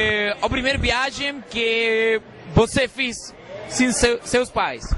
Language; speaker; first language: Portuguese; early bilingual, heritage; Spanish